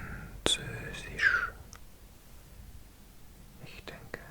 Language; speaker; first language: German; non-native, learner; Welsh